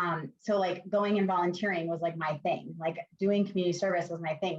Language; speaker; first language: English; native; English